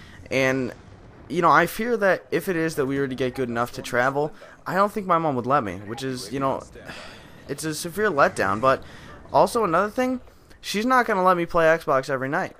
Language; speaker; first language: English; native; English